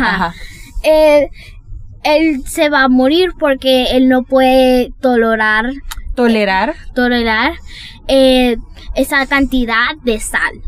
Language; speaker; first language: Spanish; early bilingual, heritage; Spanish